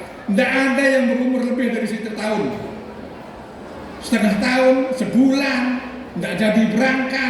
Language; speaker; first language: Indonesian; non-native, local second language; Sasak